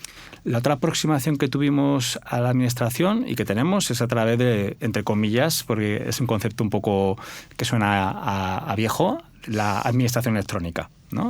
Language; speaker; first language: Spanish; native; Spanish